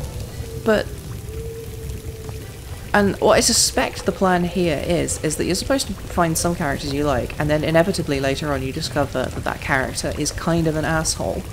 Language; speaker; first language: English; native; English